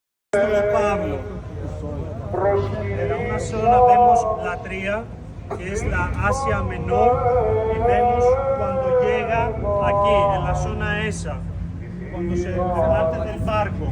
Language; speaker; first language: Spanish; non-native, fluent; Greek